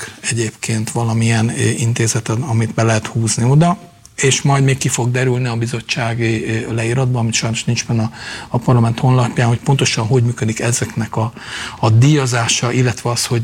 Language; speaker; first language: Hungarian; native; Hungarian